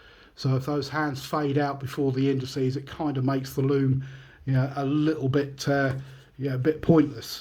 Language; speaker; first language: English; native; English